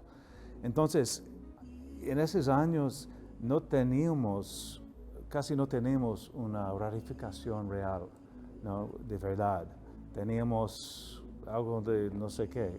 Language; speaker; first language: Spanish; non-native, fluent; English